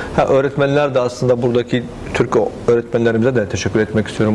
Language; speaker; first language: Turkish; non-native, fluent; Arabic